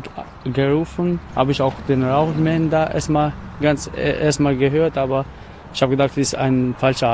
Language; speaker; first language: German; non-native, learner; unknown